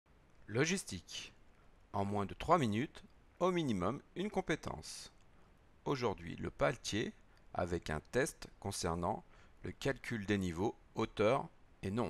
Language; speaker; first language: French; native; French